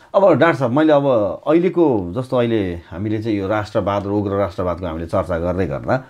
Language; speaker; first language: Nepali; native; Nepali